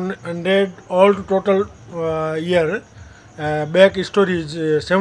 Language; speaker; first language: English; non-native, learner; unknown